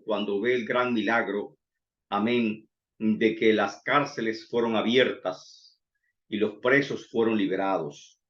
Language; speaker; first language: Spanish; native; Spanish